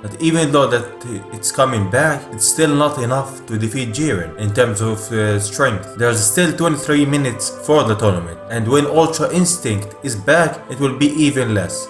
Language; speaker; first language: English; non-native, fluent; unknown